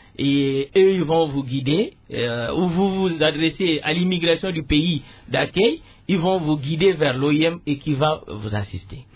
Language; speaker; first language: French; non-native, local second language; Lingala